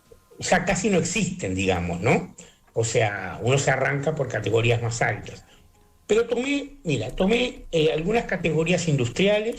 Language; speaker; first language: Spanish; native; Spanish